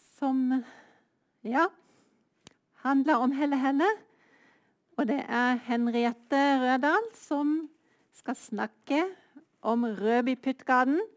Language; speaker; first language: Norwegian; native; Norwegian